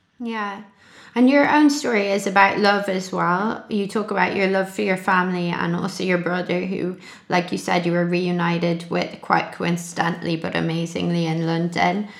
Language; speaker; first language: English; native; English